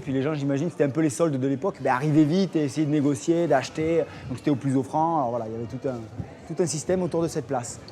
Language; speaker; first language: French; native; French